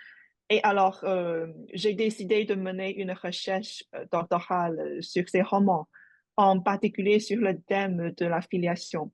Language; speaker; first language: French; non-native, fluent; Chinese